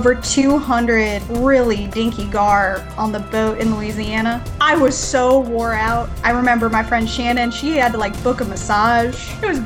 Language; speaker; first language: English; native; English